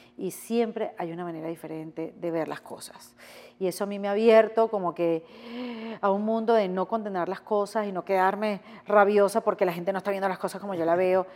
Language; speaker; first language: Spanish; native; Spanish